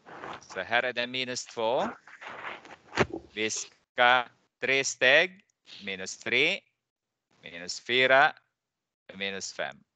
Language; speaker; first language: Swedish; non-native, fluent; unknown